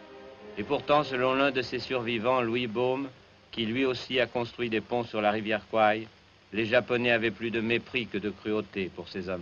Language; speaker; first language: French; native; French